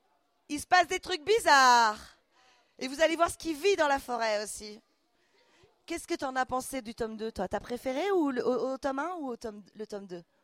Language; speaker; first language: French; native; French